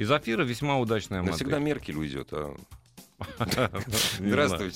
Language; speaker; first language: Russian; native; Russian